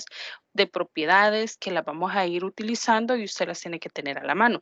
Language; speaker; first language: Spanish; native; Spanish